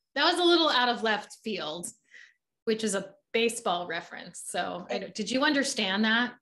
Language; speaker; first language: English; native; English